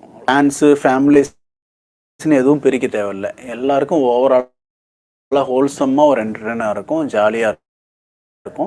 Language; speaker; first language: Tamil; native; Tamil